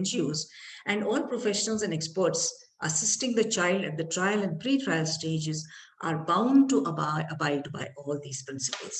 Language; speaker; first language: English; non-native, local second language; Malayalam